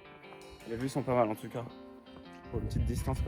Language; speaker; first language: French; native; French